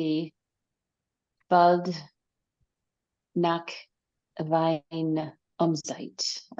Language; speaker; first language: German; non-native, learner; English